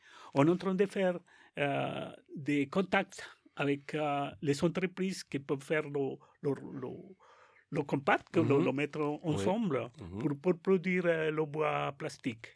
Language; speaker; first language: French; non-native, learner; Spanish